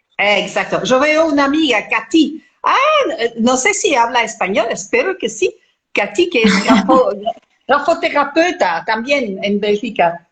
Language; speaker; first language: Spanish; non-native, fluent; French